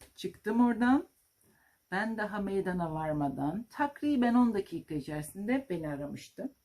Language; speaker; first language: Turkish; native; Turkish